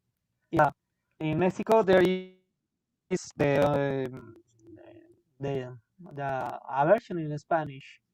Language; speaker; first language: English; non-native, local second language; Spanish